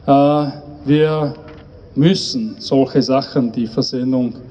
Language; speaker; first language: German; non-native, learner; Czech